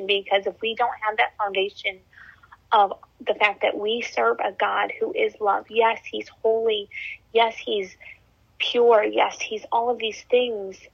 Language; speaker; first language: English; native; English